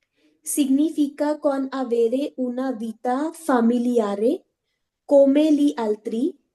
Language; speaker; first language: Italian; non-native, learner; Hindi